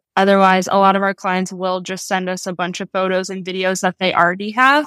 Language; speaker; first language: English; native; English